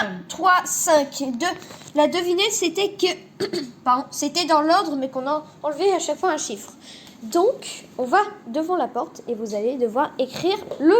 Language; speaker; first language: French; native; French